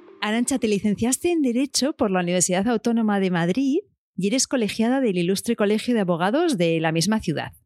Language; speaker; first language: Spanish; native; Spanish